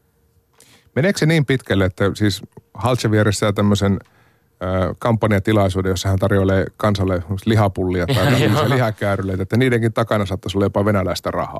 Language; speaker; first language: Finnish; native; Finnish